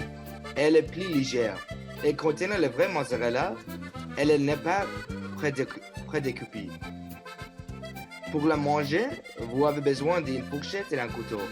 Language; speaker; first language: French; non-native, learner; English